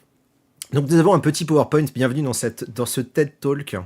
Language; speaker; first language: French; native; French